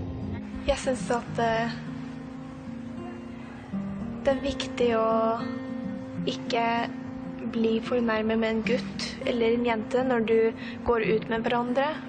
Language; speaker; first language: Norwegian; non-native, learner; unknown